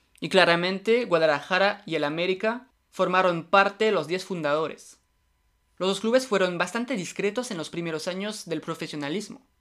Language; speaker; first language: Spanish; non-native, fluent; French